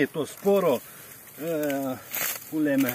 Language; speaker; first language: Greek; non-native, local second language; Bulgarian